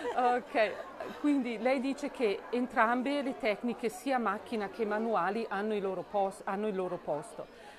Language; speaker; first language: Italian; native; Italian